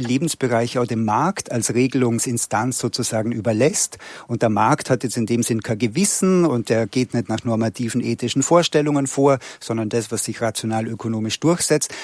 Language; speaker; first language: German; native; German